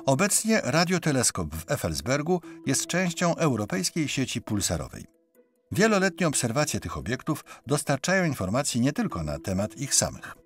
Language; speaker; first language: Polish; native; Polish